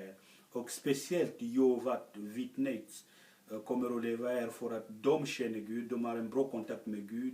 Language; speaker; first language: Swedish; non-native, fluent; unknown